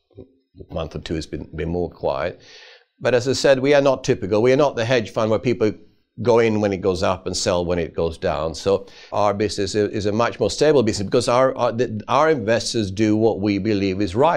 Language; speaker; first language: English; non-native, fluent; Swedish